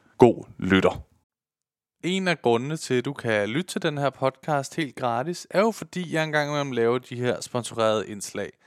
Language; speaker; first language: Danish; early bilingual, other home language; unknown